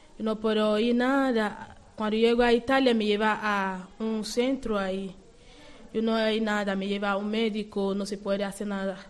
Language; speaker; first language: Spanish; non-native, learner; Yoruba